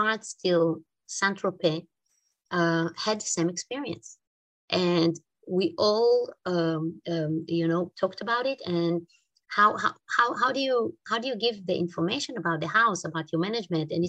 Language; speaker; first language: English; non-native, fluent; Hebrew